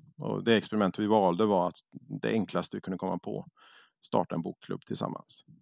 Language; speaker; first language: Swedish; native; Swedish